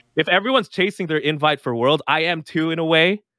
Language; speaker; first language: English; non-native, local second language; Filipino